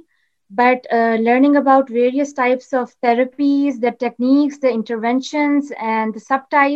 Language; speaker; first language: English; non-native, local second language; Urdu